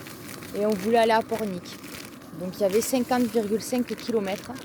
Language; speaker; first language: French; native; French